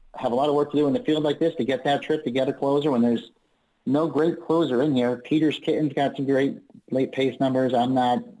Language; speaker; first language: English; native; English